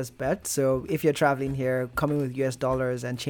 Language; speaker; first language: English; non-native, local second language; Yoruba